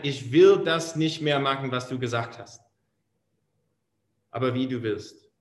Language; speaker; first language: German; non-native, fluent; English